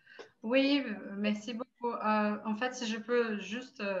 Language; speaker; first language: French; non-native, fluent; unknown